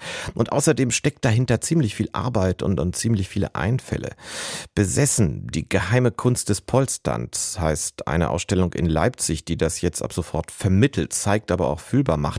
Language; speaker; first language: German; native; German